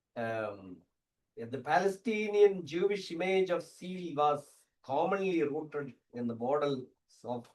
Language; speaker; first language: English; non-native, local second language; Malayalam